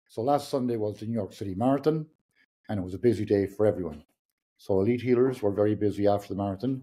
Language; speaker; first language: English; non-native, local second language; Irish